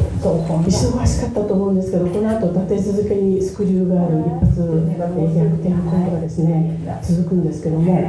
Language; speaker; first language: Japanese; native; Japanese